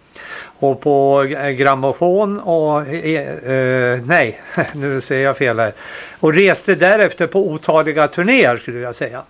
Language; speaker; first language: Swedish; native; Swedish